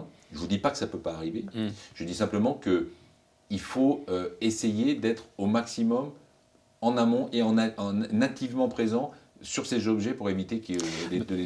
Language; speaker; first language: French; native; French